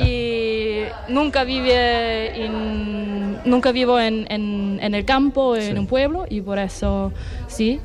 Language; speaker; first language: Spanish; non-native, learner; German